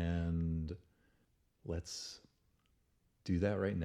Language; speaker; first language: English; native; English